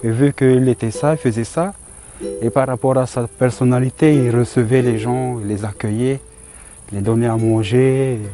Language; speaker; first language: French; non-native, local second language; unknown